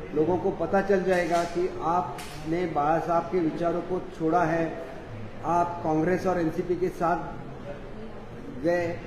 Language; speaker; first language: Hindi; non-native, local second language; Marathi